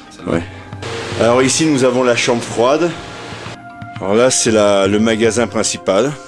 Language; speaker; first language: French; native; French